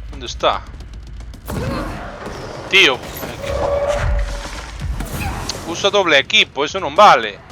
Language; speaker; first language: Spanish; non-native, local second language; Galician